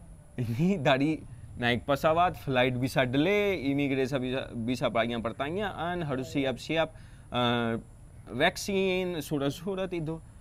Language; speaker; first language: Indonesian; non-native, fluent; Urdu